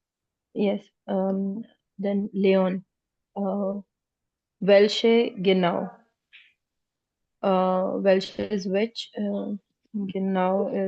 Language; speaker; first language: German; non-native, learner; Hindi